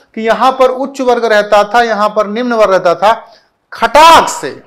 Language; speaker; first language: Hindi; native; Hindi